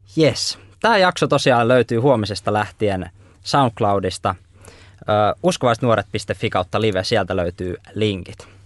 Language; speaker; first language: Finnish; native; Finnish